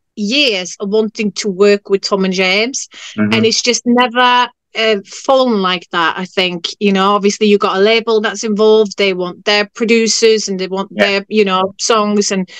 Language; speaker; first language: English; non-native, fluent; Norwegian